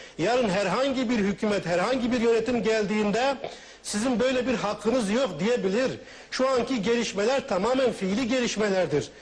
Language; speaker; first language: Turkish; non-native, local second language; Kurdish